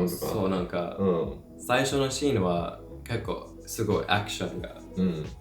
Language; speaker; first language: Japanese; non-native, learner; English